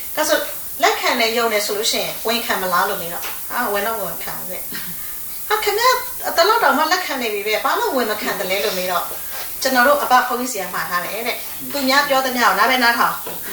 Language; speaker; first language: Burmese; native; Burmese